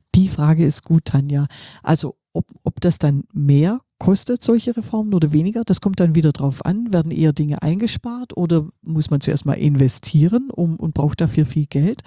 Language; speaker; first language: German; native; German